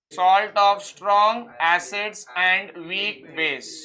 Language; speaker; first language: Hindi; non-native, local second language; Marathi